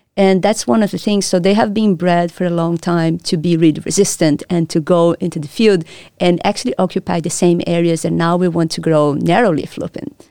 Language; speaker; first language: English; non-native, fluent; Portuguese